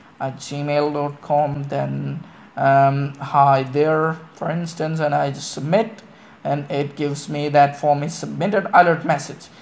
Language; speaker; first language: English; non-native, local second language; Malayalam